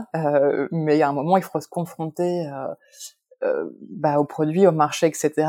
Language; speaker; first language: French; native; French